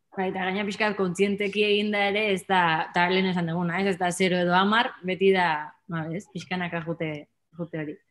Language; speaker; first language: Basque; native; Basque